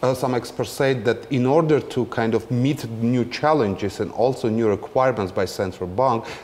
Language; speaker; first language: English; non-native, fluent; Armenian